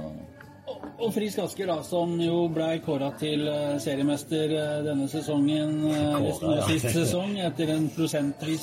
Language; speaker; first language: Norwegian; native; Norwegian